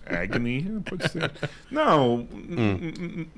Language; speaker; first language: Portuguese; non-native, fluent; English